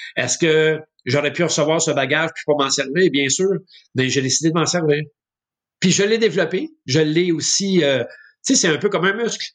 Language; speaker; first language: French; native; French